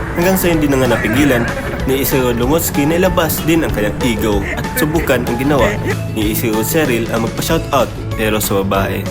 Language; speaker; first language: Filipino; non-native, local second language; Cebuano